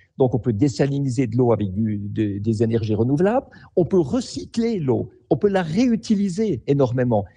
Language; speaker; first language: French; native; French